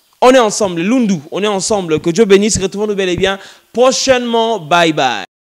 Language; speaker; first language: French; non-native, local second language; Lingala